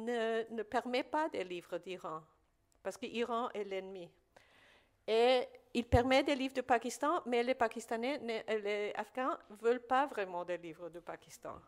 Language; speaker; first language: French; non-native, fluent; Spanish